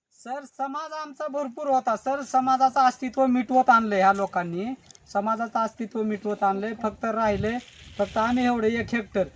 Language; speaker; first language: Marathi; non-native, local second language; Lambadi